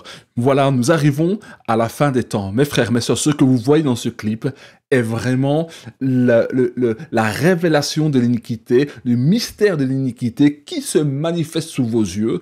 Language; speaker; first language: French; native; French